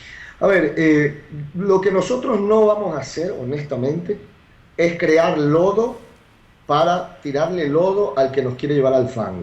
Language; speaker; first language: Spanish; native; Spanish